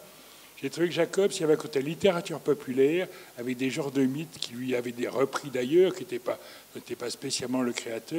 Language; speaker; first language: French; native; French